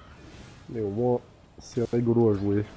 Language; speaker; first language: French; native; French